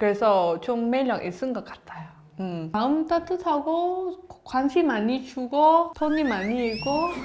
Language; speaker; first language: Korean; non-native, learner; Vietnamese